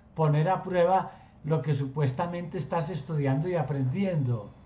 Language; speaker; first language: Spanish; native; Spanish